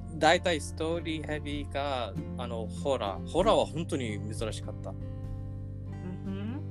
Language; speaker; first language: Japanese; non-native, learner; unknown